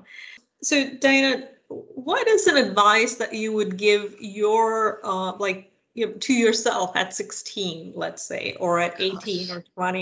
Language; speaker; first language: English; non-native, local second language; Hindi